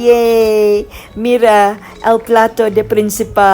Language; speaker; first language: Spanish; non-native, learner; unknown